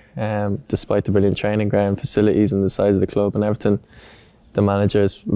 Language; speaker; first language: English; native; English